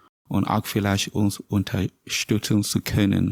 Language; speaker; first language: German; non-native, learner; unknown